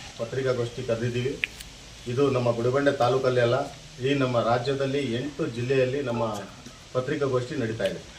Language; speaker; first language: Kannada; non-native, local second language; Urdu